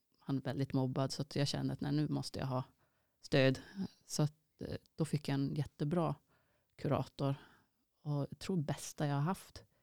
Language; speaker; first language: Swedish; native; Swedish